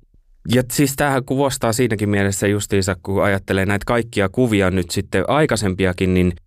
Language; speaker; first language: Finnish; native; Finnish